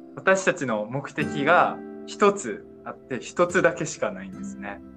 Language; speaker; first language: Japanese; native; Japanese